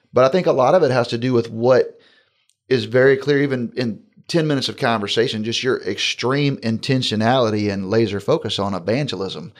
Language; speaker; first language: English; native; English